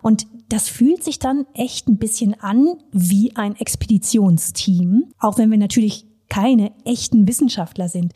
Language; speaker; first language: German; native; German